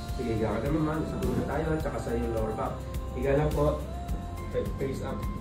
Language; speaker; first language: Filipino; native; Filipino